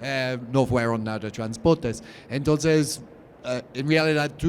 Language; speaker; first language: Spanish; non-native, learner; English